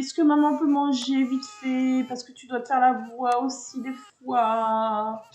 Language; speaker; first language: French; native; French